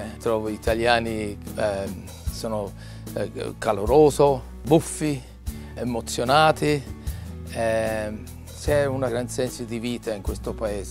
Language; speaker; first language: Italian; non-native, learner; English